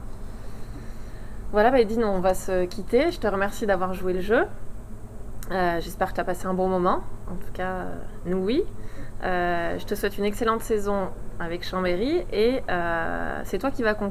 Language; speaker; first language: French; native; French